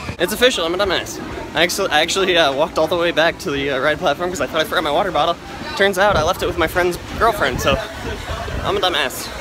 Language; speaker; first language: English; native; English